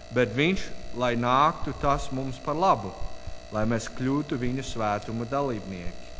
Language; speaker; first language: Latvian; non-native, learner; English